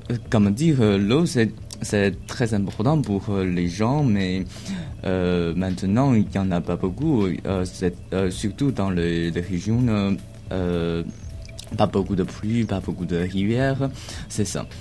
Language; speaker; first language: French; non-native, learner; Chinese